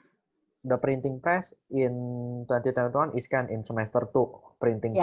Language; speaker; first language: English; non-native, learner; Indonesian